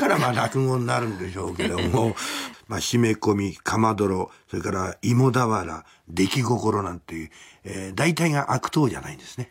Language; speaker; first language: Japanese; native; Japanese